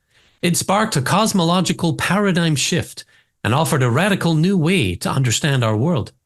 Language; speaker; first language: English; native; English